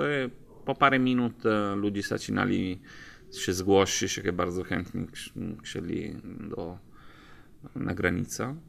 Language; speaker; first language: Polish; non-native, learner; Italian